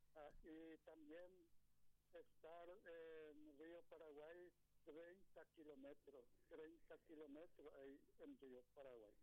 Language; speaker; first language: Spanish; non-native, local second language; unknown